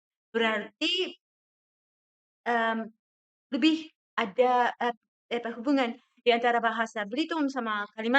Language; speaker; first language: Indonesian; non-native, fluent; Japanese